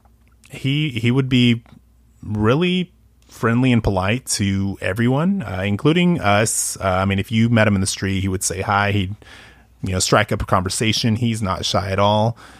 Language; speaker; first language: English; early bilingual, other home language; Spanish